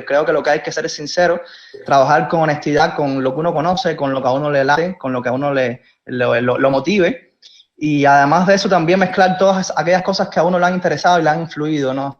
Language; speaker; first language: Spanish; native; Spanish